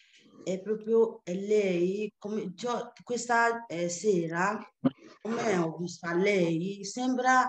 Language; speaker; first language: Italian; non-native, learner; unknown